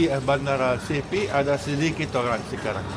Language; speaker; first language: Indonesian; non-native, learner; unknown